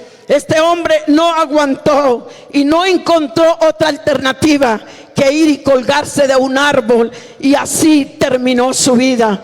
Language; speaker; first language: Spanish; native; Spanish